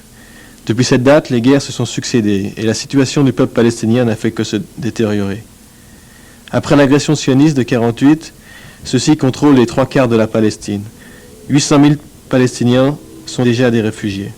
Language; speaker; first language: French; native; French